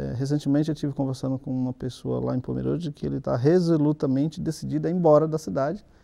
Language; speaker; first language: Portuguese; native; Portuguese